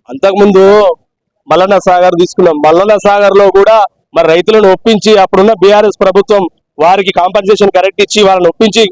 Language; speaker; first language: Telugu; native; Telugu